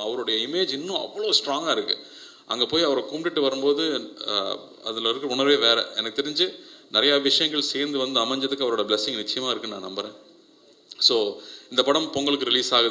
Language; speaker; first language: Tamil; native; Tamil